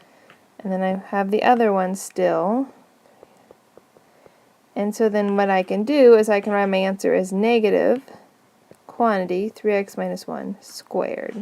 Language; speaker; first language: English; native; English